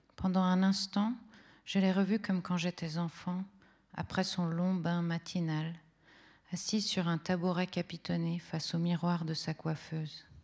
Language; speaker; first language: French; early bilingual, other home language; Italian